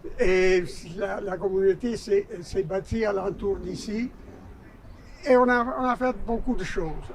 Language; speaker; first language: French; non-native, fluent; Italian